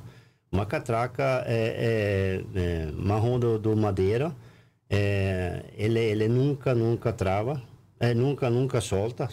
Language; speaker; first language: Portuguese; non-native, learner; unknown